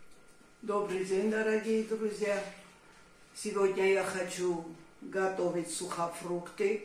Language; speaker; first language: Russian; non-native, fluent; Armenian